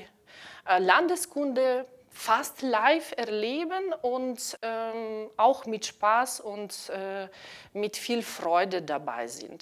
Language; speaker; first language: German; non-native, fluent; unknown